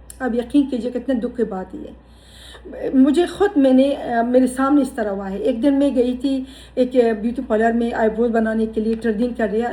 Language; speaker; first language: Urdu; non-native, fluent; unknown